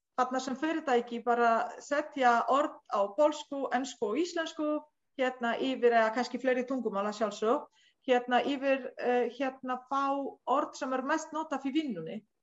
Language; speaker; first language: Icelandic; non-native, fluent; Polish